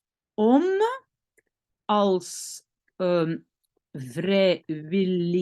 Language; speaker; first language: Dutch; non-native, local second language; French